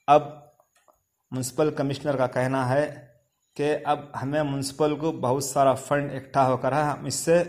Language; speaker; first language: Urdu; native; Urdu